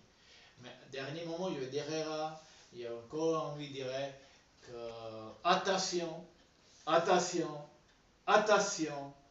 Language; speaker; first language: French; non-native, learner; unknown